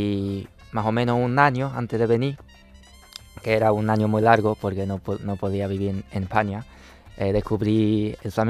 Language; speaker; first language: Spanish; non-native, fluent; Chinese